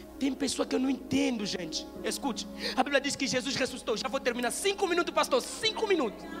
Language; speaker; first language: Portuguese; non-native, fluent; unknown